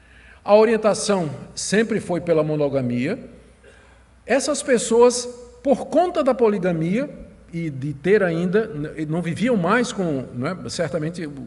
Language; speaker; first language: Portuguese; native; Portuguese